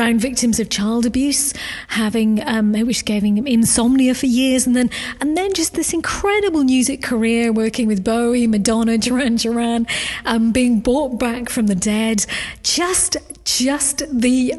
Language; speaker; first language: English; native; English